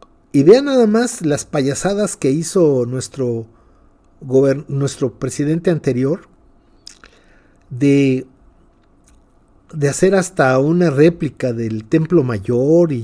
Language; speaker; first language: Spanish; native; Spanish